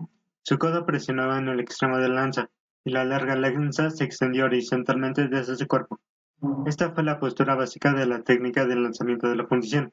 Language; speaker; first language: Spanish; native; Spanish